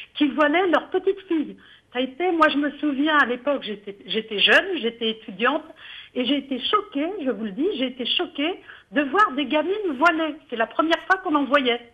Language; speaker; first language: French; native; French